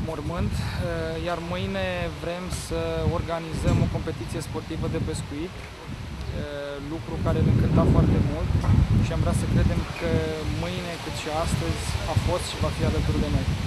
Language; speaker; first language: Romanian; native; Romanian